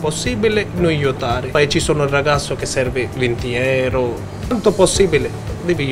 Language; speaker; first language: Italian; non-native, learner; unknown